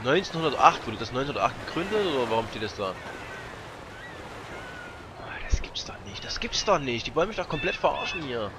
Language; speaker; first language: German; native; German